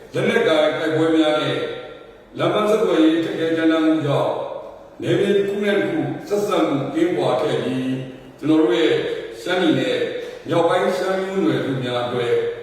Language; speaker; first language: Burmese; non-native, local second language; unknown